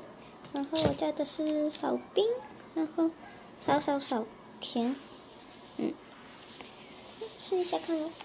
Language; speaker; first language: Chinese; early bilingual, heritage; Chinese